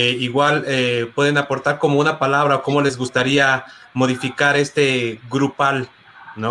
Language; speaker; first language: Spanish; native; Spanish